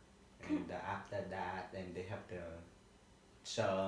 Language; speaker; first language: English; non-native, learner; Vietnamese